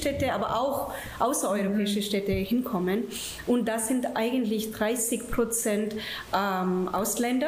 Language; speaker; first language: German; non-native, fluent; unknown